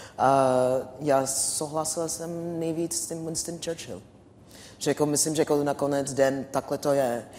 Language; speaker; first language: Czech; non-native, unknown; English